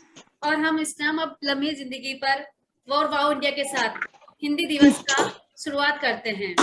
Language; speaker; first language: Hindi; native; Hindi